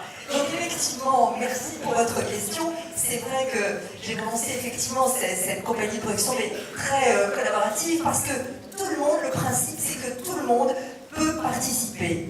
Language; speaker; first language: French; native; French